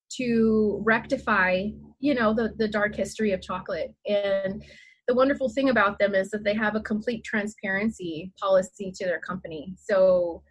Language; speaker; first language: English; native; English